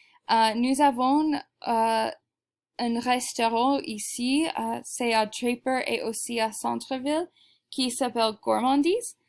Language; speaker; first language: French; non-native, fluent; English